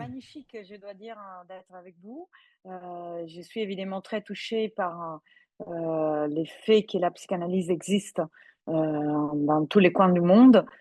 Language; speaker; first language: French; non-native, fluent; Italian